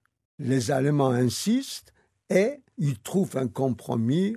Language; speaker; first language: French; non-native, fluent; Yiddish